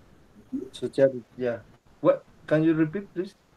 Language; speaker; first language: English; non-native, learner; Spanish